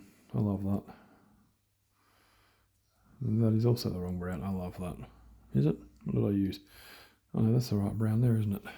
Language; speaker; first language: English; native; English